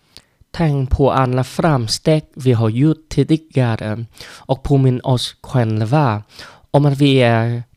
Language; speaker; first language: Swedish; non-native, learner; Vietnamese